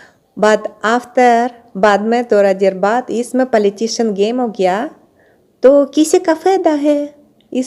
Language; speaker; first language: Hindi; non-native, learner; Russian